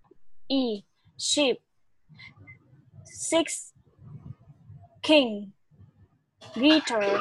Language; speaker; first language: English; non-native, learner; Vietnamese